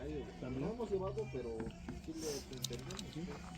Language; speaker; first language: Spanish; native; Spanish